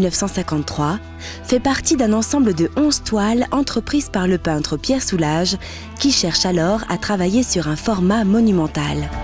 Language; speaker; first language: French; native; French